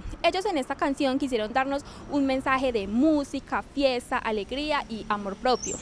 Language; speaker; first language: Spanish; native; Spanish